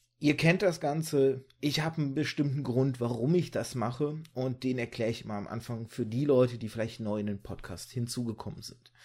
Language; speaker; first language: German; early bilingual, other home language; Russian